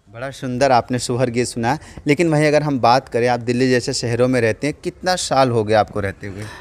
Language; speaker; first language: Hindi; native; Hindi